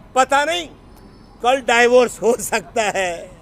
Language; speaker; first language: Hindi; non-native, local second language; Gujarati